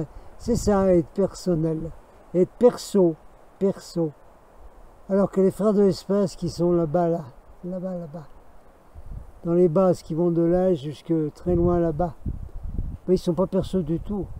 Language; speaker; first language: French; native; French